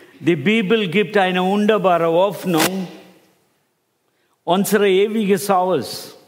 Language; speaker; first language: German; non-native, fluent; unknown